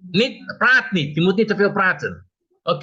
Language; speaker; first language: Dutch; non-native, fluent; Indonesian